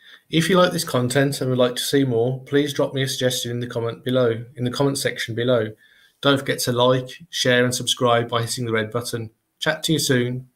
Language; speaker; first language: English; native; English